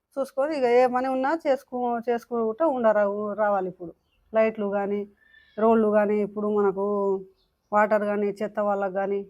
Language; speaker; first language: Telugu; non-native, local second language; Lambadi